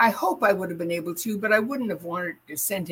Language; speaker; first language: English; native; English